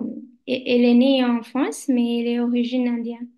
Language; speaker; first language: French; non-native, learner; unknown